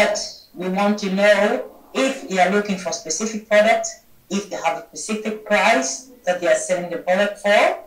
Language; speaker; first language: English; non-native, fluent; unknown